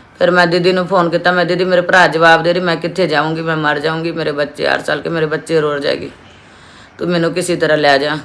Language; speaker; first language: Punjabi; non-native, local second language; Hindi